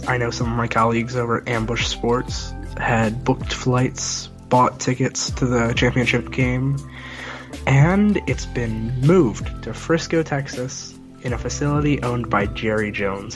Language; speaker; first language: English; native; English